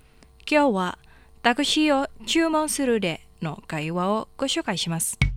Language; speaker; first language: Japanese; non-native, fluent; Indonesian